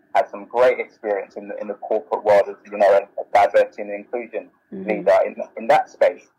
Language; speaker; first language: English; native; English